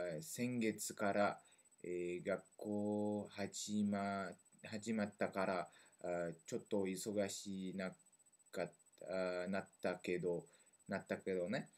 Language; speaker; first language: Japanese; non-native, learner; French